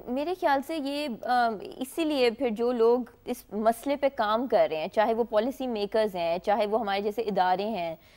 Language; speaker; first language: Hindi; native; Hindi